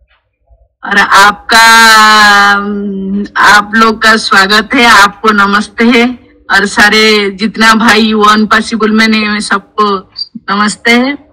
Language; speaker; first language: Hindi; non-native, local second language; Odia